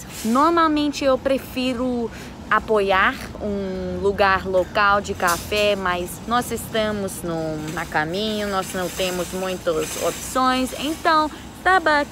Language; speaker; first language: Portuguese; non-native, learner; English